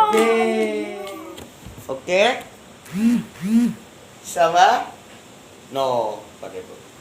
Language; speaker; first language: French; non-native, learner; Indonesian